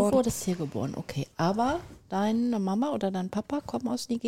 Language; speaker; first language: German; native; German